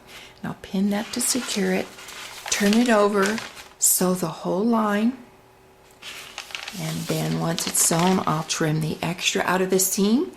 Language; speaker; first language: English; native; English